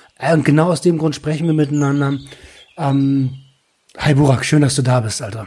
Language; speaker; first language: German; native; German